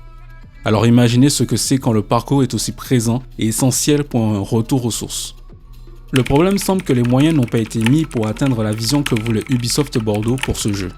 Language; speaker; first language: French; native; French